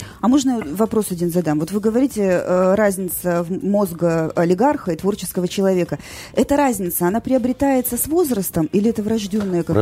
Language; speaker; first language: Russian; native; Russian